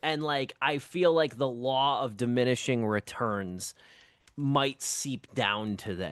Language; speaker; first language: English; native; English